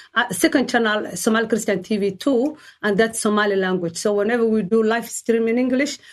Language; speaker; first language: English; non-native, learner; Somali